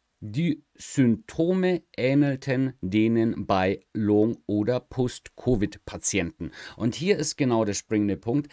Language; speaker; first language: German; native; German